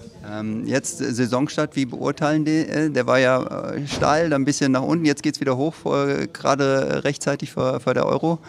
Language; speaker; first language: German; native; German